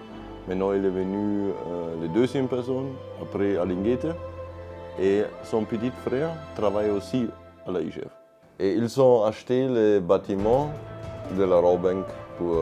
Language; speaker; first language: French; non-native, learner; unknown